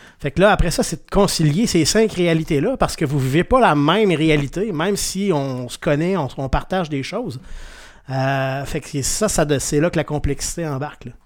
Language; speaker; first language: French; native; French